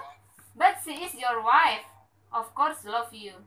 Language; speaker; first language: English; non-native, learner; Indonesian